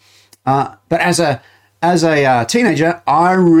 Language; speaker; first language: English; native; English